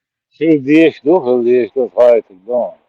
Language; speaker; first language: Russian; non-native, local second language; Chechen